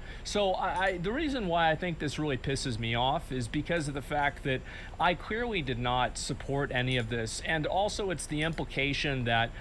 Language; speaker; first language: English; native; English